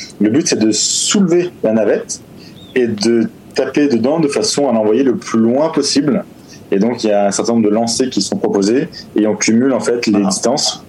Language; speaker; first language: French; native; French